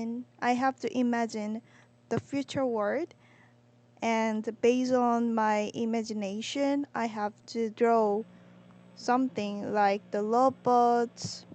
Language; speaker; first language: English; non-native, learner; Korean